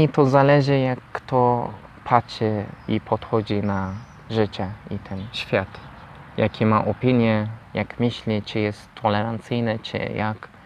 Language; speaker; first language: Polish; non-native, learner; Turkish